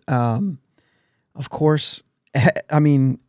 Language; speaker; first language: English; native; English